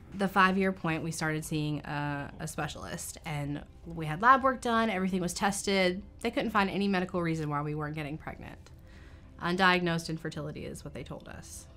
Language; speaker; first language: English; native; English